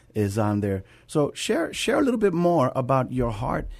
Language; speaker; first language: English; native; English